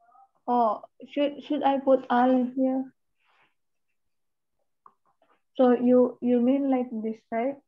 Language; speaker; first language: English; non-native, fluent; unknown